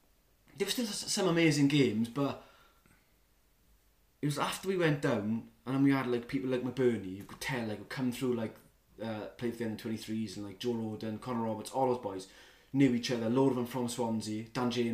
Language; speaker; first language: English; native; English